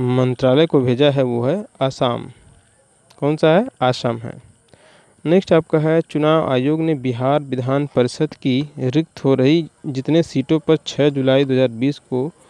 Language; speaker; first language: Hindi; native; Hindi